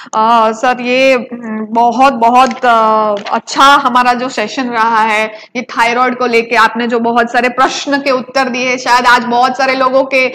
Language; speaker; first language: Hindi; non-native, local second language; Gujarati